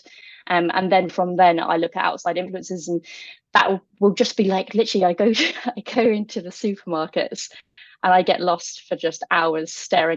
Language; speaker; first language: English; native; English